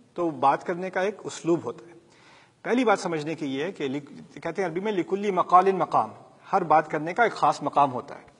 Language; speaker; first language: Urdu; early bilingual, heritage; Urdu